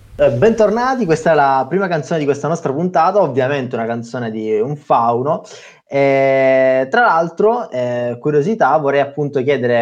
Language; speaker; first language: Italian; native; Italian